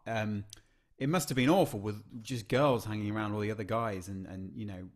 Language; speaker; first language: English; native; English